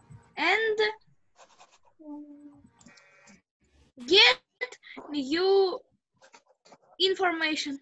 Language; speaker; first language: English; non-native, learner; Russian